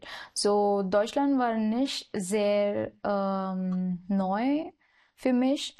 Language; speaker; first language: German; non-native, learner; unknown